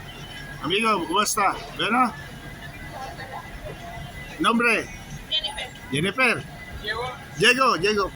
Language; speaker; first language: Spanish; non-native, learner; Filipino